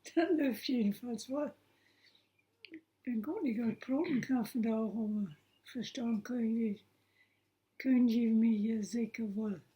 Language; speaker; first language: German; non-native, local second language; Low German